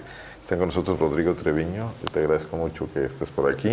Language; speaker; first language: Spanish; native; Spanish